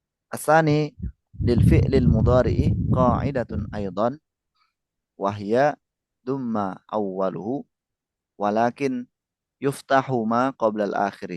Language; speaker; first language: Arabic; non-native, fluent; Indonesian